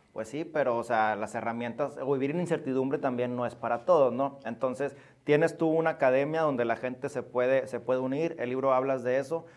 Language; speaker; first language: Spanish; native; Spanish